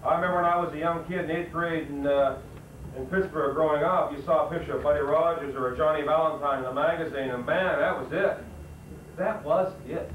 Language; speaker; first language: English; native; English